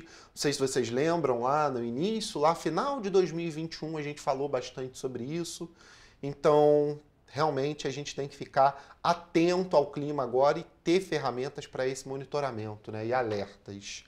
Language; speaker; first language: Portuguese; native; Portuguese